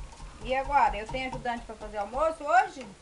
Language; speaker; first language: Portuguese; native; Portuguese